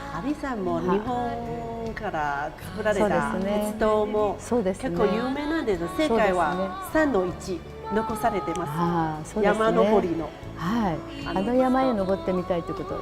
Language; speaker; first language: Japanese; non-native, fluent; Chinese